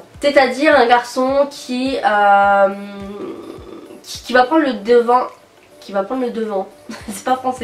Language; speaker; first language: French; native; French